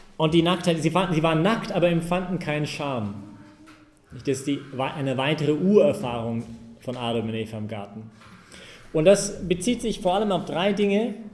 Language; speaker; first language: German; non-native, fluent; English